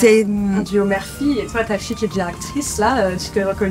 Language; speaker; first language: French; native; French